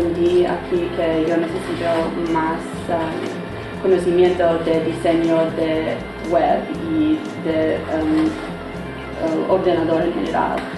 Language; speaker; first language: Spanish; non-native, learner; English